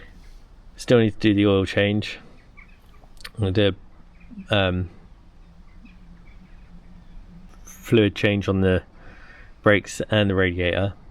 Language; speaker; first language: English; native; English